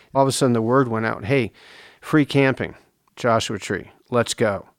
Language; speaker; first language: English; native; English